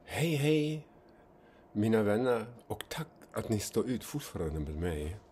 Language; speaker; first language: Swedish; non-native, fluent; German